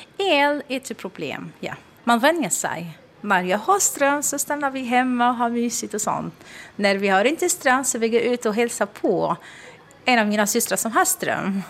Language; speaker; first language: Swedish; non-native, fluent; Arabic